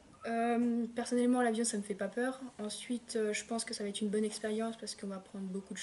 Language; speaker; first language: French; native; French